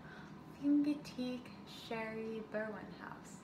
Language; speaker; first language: Arabic; non-native, learner; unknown